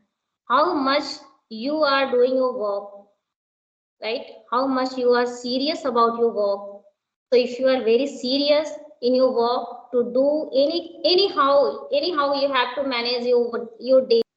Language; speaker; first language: English; non-native, local second language; Hindi